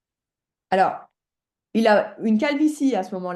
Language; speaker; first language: French; native; French